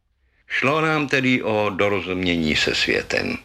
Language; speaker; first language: Czech; native; Czech